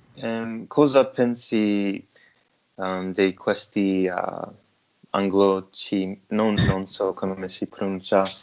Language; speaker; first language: Italian; non-native, learner; English